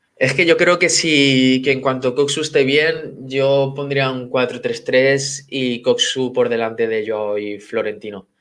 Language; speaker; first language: Spanish; native; Spanish